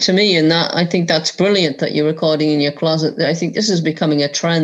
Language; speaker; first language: English; native; English